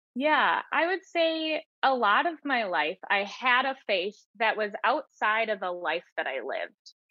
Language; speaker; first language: English; native; English